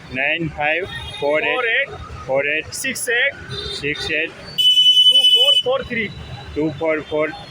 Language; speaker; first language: Hindi; native; Hindi